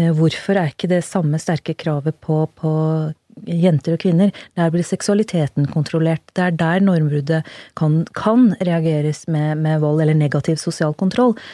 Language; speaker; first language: Norwegian; early bilingual, other home language; Urdu